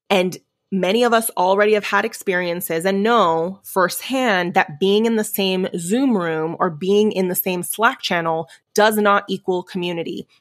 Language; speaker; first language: English; early bilingual, other home language; Spanish